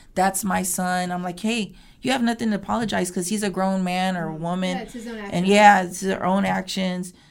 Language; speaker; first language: English; native; English